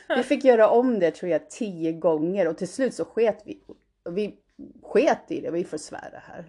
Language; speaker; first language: Swedish; early bilingual, heritage; Swedish